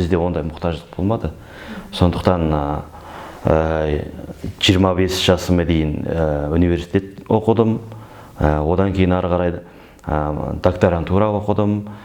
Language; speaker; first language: Kazakh; early bilingual, heritage; Kazakh